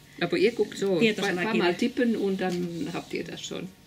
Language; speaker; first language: German; non-native, fluent; Finnish